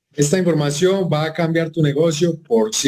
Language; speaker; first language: Spanish; native; Spanish